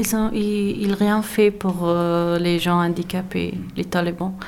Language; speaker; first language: French; non-native, learner; Persian